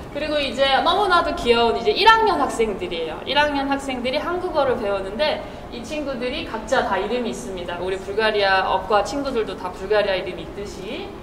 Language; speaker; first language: Korean; native; Korean